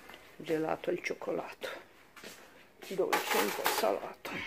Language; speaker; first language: Italian; non-native, learner; Russian